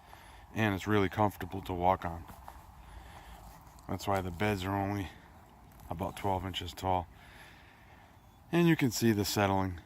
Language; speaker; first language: English; native; English